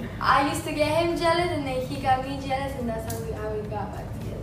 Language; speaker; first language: English; early bilingual, other home language; Spanish